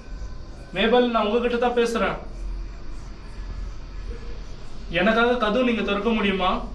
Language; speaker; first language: Tamil; native; Tamil